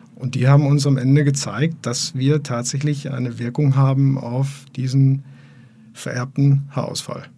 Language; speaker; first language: German; native; German